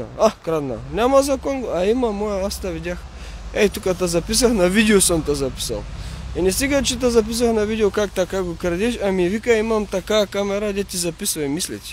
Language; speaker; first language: Bulgarian; native; Bulgarian